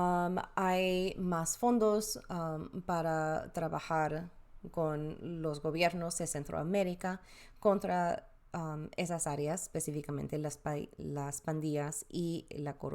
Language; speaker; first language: Spanish; early bilingual, heritage; Spanish